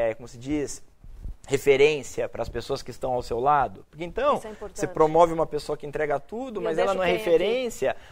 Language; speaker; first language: Portuguese; native; Portuguese